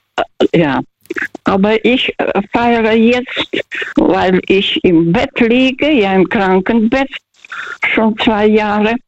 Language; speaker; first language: German; early bilingual, heritage; Russian